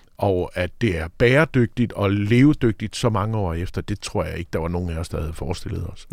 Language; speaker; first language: Danish; native; Danish